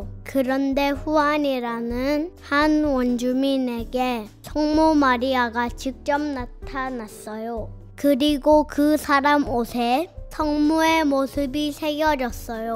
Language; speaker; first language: Korean; native; Korean